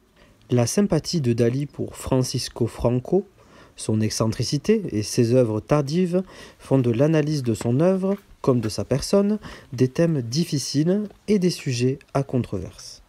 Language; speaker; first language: French; native; French